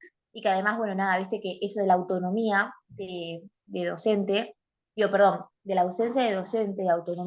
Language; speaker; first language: Spanish; native; Spanish